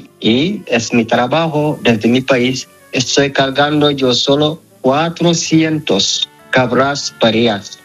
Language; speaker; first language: Spanish; non-native, learner; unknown